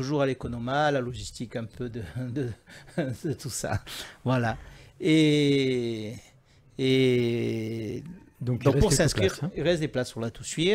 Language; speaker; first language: French; native; French